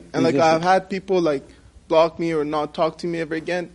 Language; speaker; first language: English; non-native, fluent; Persian